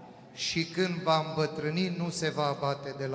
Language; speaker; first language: Romanian; non-native, fluent; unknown